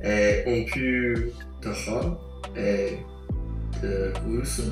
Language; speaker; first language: French; non-native, learner; English